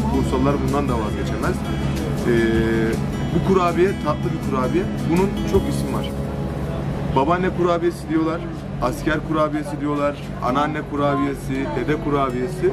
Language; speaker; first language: Turkish; native; Turkish